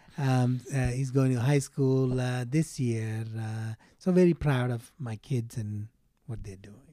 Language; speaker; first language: English; non-native, local second language; Telugu